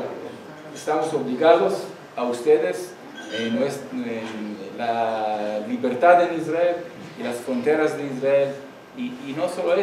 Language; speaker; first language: Spanish; non-native, learner; Hebrew